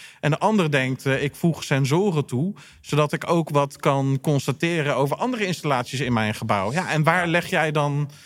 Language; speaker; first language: Dutch; native; Dutch